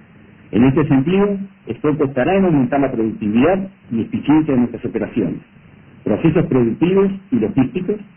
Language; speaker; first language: Spanish; native; Spanish